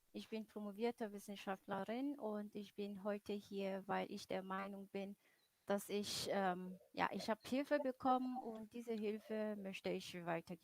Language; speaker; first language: German; non-native, fluent; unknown